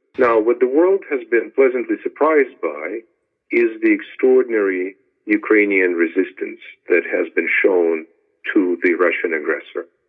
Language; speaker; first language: English; non-native, fluent; Ukrainian